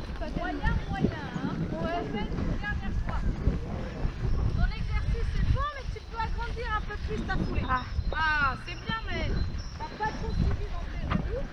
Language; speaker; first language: French; native; French